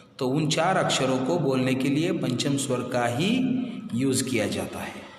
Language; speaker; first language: Hindi; non-native, local second language; Marathi